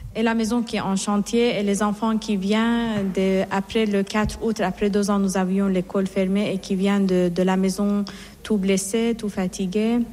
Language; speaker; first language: French; non-native, fluent; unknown